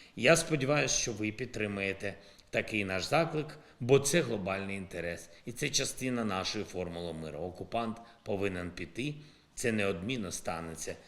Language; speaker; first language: Ukrainian; non-native, local second language; Russian